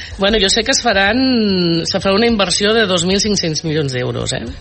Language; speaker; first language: Catalan; non-native, local second language; Spanish